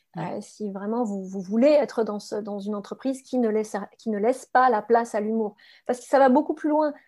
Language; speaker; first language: French; native; French